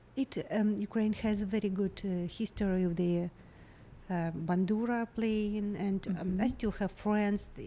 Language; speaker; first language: English; non-native, fluent; Ukrainian